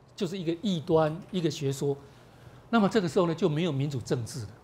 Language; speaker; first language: Chinese; native; Chinese